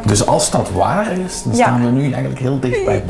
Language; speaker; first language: Dutch; native; Dutch